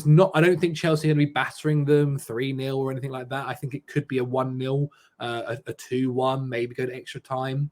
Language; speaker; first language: English; native; English